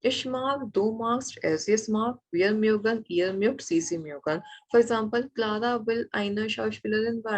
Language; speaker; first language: German; non-native, fluent; Malayalam